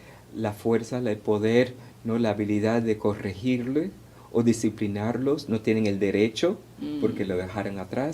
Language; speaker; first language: Spanish; early bilingual, heritage; Spanish